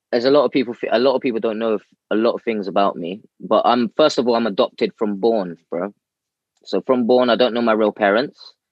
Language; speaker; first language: English; native; English